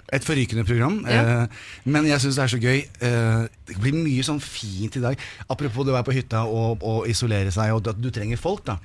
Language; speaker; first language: Norwegian; native; Norwegian